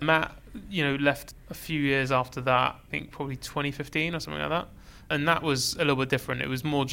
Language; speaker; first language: English; native; English